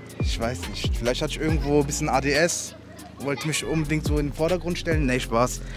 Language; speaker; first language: German; early bilingual, other home language; Persian